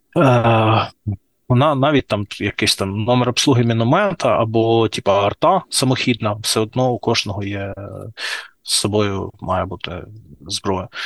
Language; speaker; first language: Ukrainian; non-native, local second language; Russian